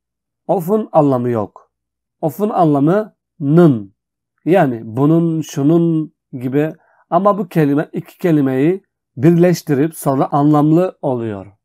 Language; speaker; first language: Turkish; non-native, fluent; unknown